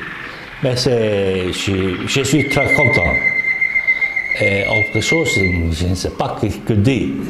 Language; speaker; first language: French; non-native, learner; Italian